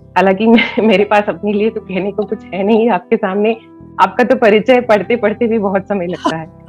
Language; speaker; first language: Hindi; non-native, local second language; Tamil